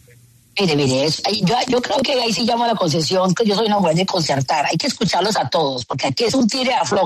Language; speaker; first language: Spanish; native; Spanish